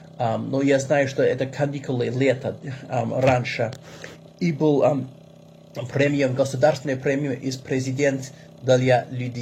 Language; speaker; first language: Russian; non-native, learner; English